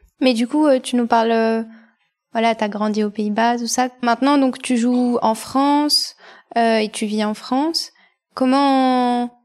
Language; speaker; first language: French; non-native, fluent; Bulgarian